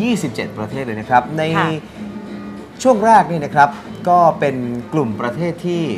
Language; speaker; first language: Thai; native; Thai